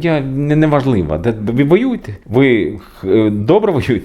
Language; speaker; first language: Ukrainian; non-native, learner; Swedish